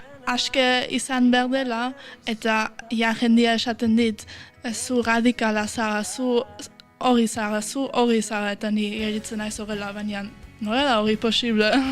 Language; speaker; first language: Basque; early bilingual, heritage; Basque